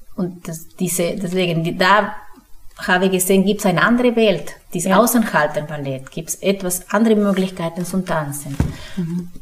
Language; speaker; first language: German; non-native, fluent; Spanish